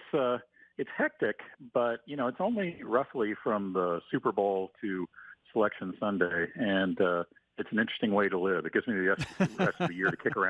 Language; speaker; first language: English; native; English